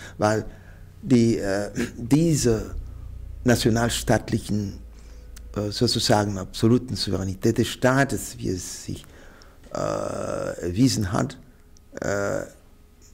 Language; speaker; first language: German; non-native, fluent; Arabic